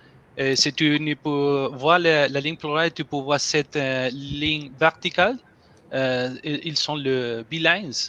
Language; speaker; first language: French; non-native, learner; Spanish